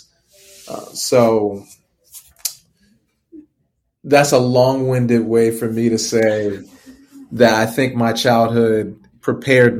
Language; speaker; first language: English; native; English